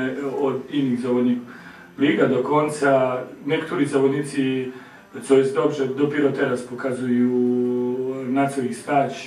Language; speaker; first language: Polish; non-native, learner; Serbian